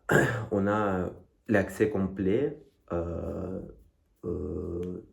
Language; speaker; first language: French; non-native, fluent; Russian